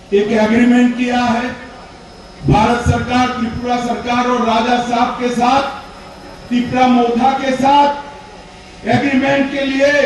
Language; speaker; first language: Hindi; non-native, local second language; Gujarati